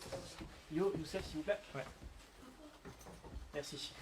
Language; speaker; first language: French; native; French